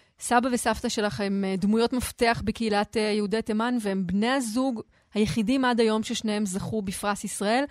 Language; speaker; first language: Hebrew; native; Hebrew